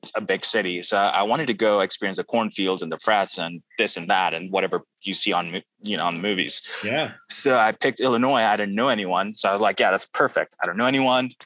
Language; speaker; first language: English; non-native, local second language; Urdu